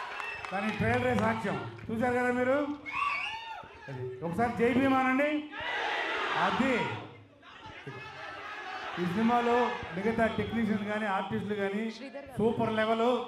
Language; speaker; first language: Telugu; native; Telugu